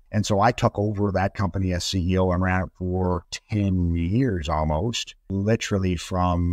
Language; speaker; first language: English; native; English